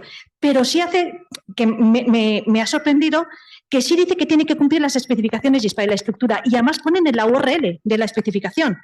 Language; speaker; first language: Spanish; native; Spanish